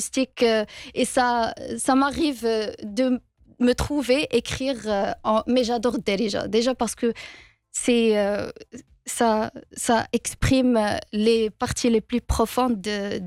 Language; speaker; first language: French; non-native, local second language; Arabic